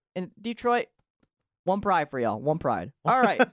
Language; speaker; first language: English; early bilingual, other home language; Japanese